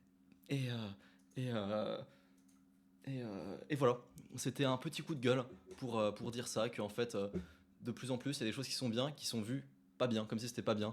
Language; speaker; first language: French; native; French